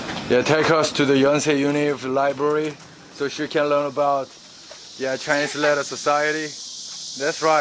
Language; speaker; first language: English; non-native, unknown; Korean